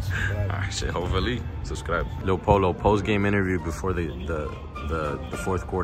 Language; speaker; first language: English; early bilingual, other home language; Spanish